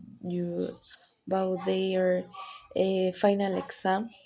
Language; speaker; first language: English; non-native, learner; Spanish